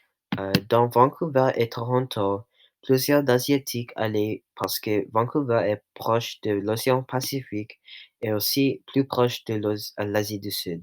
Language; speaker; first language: French; non-native, local second language; English